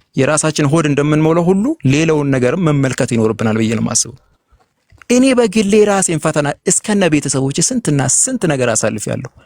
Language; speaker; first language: Amharic; native; Amharic